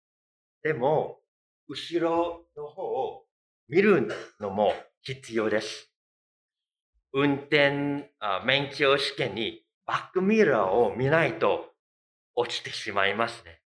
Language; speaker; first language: Japanese; non-native, fluent; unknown